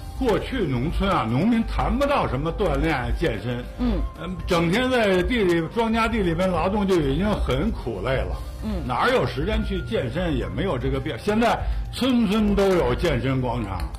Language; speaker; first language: Chinese; native; Chinese